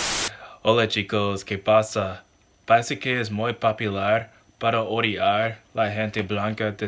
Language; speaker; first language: Spanish; non-native, learner; English